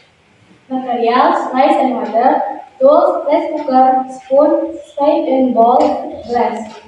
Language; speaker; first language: English; non-native, learner; Indonesian